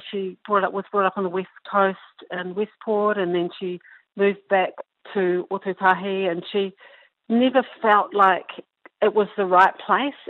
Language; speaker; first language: English; native; English